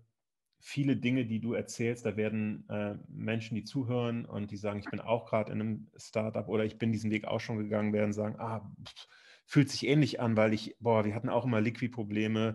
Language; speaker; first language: German; native; German